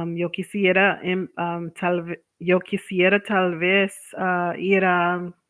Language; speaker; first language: Spanish; non-native, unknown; English